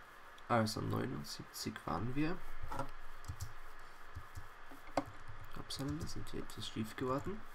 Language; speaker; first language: German; native; German